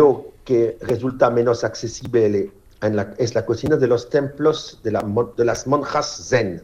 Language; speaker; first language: Spanish; non-native, learner; French